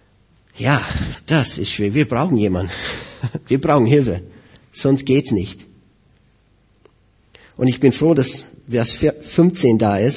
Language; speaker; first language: German; non-native, fluent; English